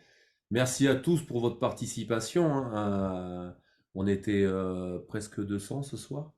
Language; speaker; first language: French; native; French